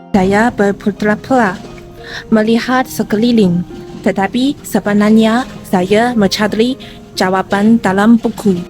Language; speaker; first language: Malay; non-native, learner; Chinese